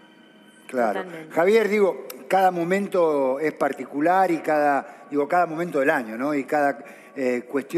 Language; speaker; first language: Spanish; native; Spanish